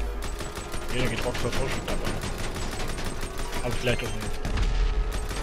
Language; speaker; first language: German; native; German